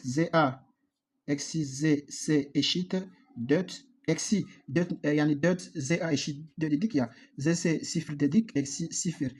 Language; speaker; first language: Turkish; non-native, learner; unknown